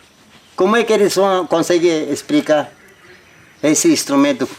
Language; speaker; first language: Portuguese; non-native, local second language; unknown